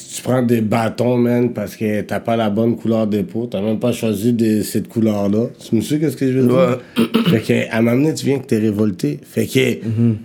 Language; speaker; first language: French; early bilingual, other home language; Rundi